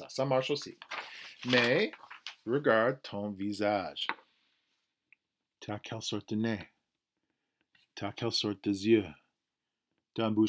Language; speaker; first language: French; non-native, fluent; English